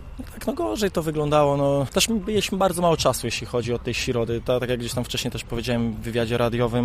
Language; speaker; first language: Polish; native; Polish